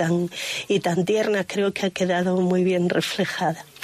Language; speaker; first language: Spanish; native; Spanish